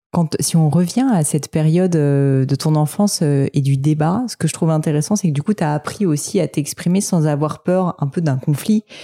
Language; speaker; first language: French; native; French